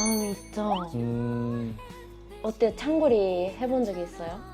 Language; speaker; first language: Korean; non-native, learner; Japanese